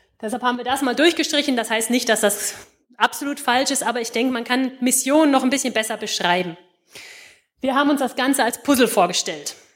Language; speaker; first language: German; native; German